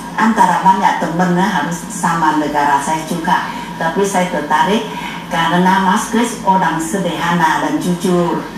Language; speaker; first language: Indonesian; non-native, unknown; Vietnamese